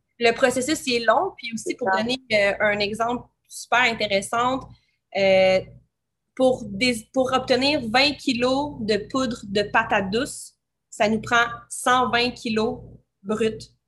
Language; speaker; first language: French; native; French